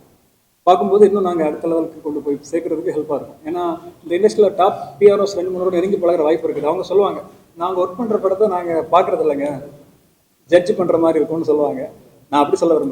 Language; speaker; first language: Tamil; native; Tamil